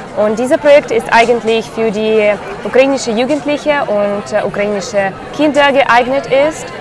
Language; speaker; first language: German; non-native, learner; Ukrainian